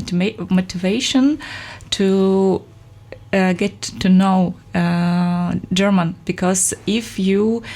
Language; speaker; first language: English; non-native, fluent; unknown